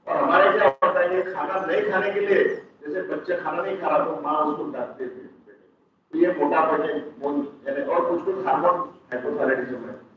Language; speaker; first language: Hindi; non-native, local second language; Marathi